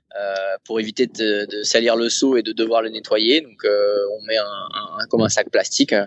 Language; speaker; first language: French; native; French